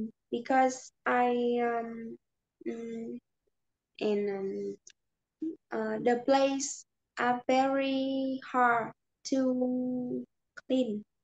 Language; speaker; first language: English; non-native, learner; Vietnamese